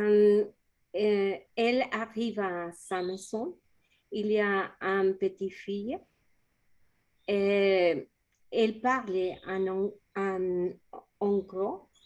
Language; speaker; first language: French; non-native, learner; Spanish